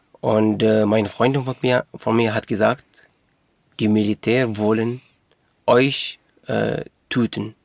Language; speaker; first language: German; non-native, local second language; Arabic